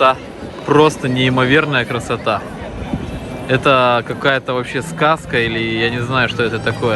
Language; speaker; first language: Russian; native; Russian